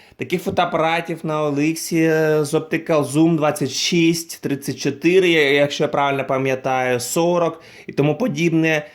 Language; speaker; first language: Ukrainian; non-native, local second language; Russian